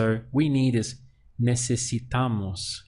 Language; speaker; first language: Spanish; non-native, fluent; English